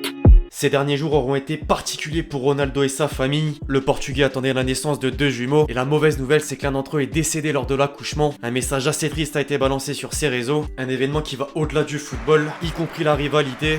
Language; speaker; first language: French; native; French